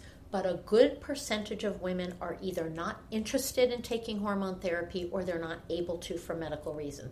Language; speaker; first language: English; native; English